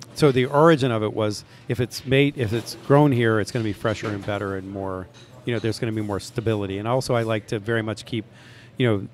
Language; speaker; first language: English; native; English